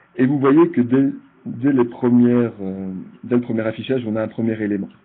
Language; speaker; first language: French; native; French